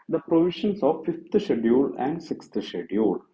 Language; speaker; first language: English; non-native, local second language; Malayalam